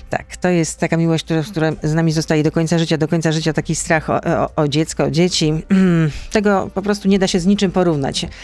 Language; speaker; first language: Polish; native; Polish